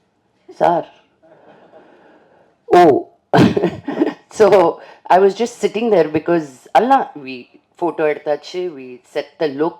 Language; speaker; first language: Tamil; non-native, local second language; Telugu